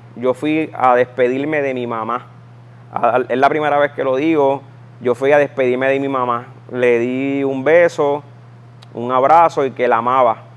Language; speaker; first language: Spanish; native; Spanish